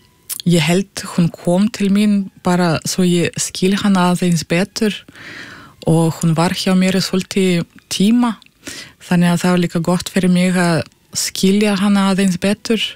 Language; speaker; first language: Icelandic; non-native, fluent; Russian